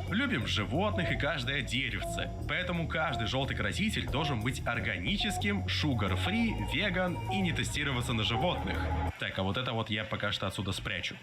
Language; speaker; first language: Russian; native; Russian